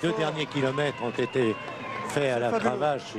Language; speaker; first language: French; native; French